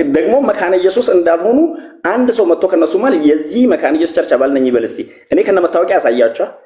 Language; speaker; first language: Amharic; non-native, local second language; Oromo